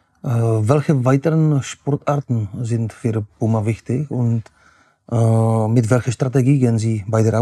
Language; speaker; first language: German; non-native, fluent; Czech